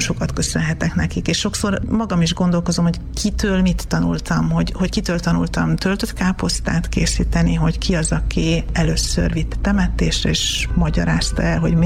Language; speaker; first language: Hungarian; native; Hungarian